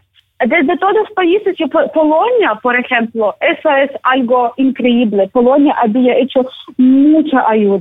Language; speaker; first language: Spanish; non-native, learner; Ukrainian